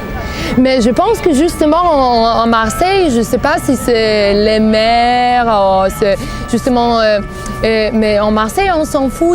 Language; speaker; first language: French; non-native, fluent; Bulgarian